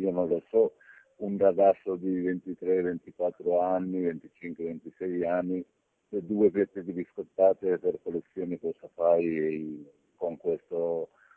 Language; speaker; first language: Italian; non-native, learner; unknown